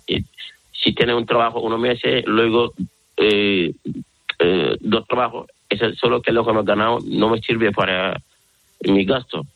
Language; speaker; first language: Spanish; non-native, learner; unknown